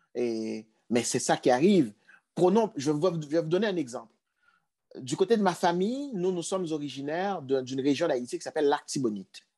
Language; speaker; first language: French; non-native, local second language; Haitian Creole